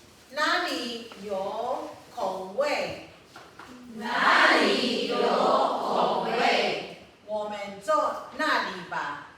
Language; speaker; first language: Chinese; non-native, fluent; Filipino